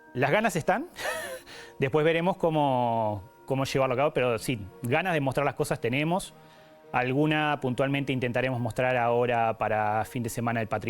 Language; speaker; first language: Spanish; native; Spanish